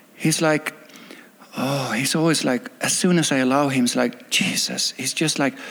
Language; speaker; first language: English; non-native, fluent; Swedish